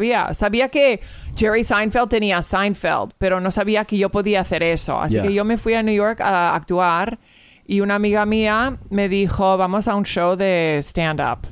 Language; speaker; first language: Spanish; early bilingual, heritage; English